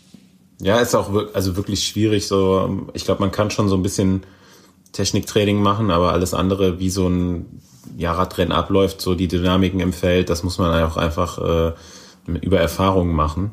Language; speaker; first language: German; native; German